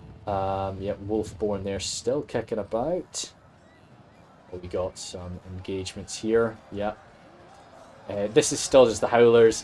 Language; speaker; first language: English; native; English